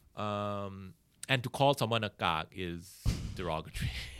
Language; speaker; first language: English; native; English